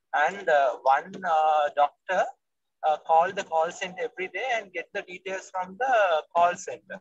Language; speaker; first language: English; non-native, local second language; Sinhala